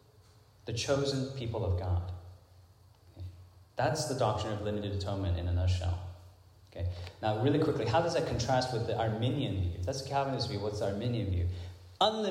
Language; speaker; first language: English; non-native, local second language; Cantonese